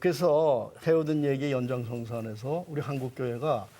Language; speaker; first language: Korean; native; Korean